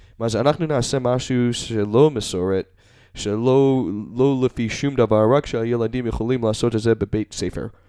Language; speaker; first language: Hebrew; non-native, learner; English